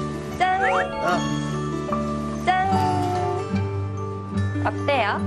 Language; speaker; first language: Korean; non-native, fluent; Japanese